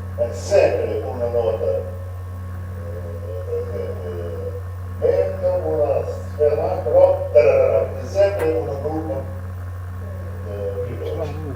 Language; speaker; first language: Italian; non-native, learner; Russian